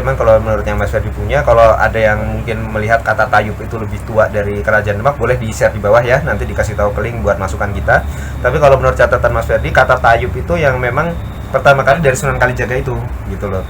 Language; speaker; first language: Indonesian; native; Indonesian